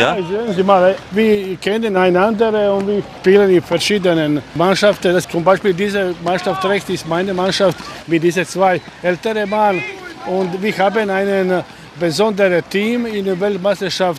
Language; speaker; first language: German; non-native, learner; Croatian